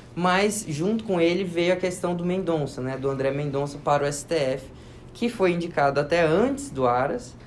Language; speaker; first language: Portuguese; native; Portuguese